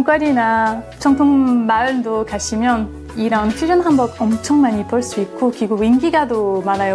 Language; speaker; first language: Korean; non-native, fluent; French